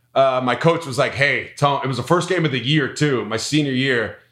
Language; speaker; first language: English; native; English